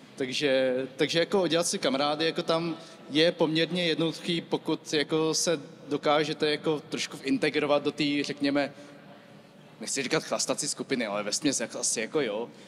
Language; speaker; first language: Czech; early bilingual, other home language; Vietnamese